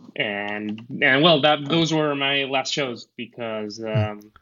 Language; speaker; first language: English; non-native, fluent; Spanish